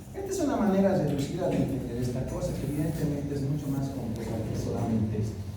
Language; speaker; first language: Spanish; native; Spanish